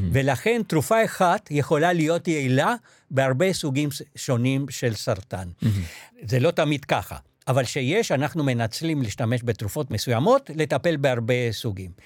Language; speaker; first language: Hebrew; non-native, fluent; Spanish